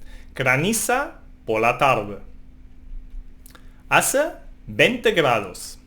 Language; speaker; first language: Spanish; non-native, fluent; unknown